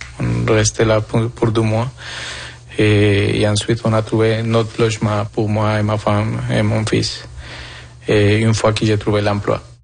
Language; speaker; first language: French; non-native, fluent; Spanish